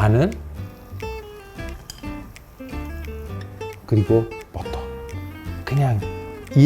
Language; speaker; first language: Korean; non-native, fluent; Italian